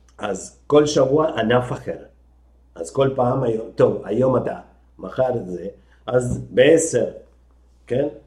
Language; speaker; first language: Hebrew; non-native, fluent; Spanish